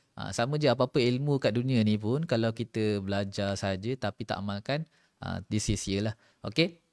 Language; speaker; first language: Malay; native; Malay